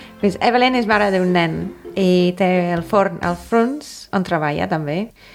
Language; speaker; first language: Catalan; non-native, fluent; English